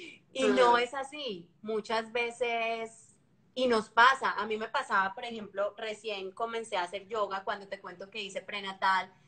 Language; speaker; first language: Spanish; native; Spanish